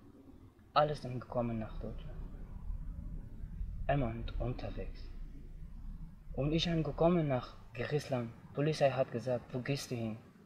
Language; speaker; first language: German; non-native, learner; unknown